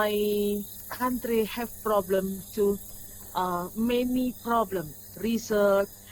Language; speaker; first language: English; non-native, learner; Indonesian